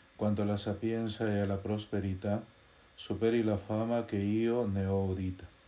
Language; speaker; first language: Italian; non-native, fluent; Spanish